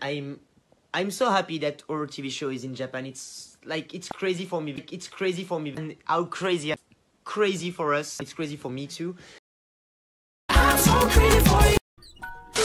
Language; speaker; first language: English; non-native, fluent; French